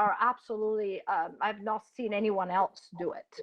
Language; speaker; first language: English; non-native, fluent; Italian